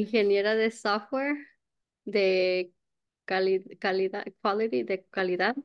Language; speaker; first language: Spanish; early bilingual, heritage; Spanish